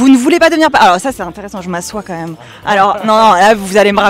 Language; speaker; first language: French; native; French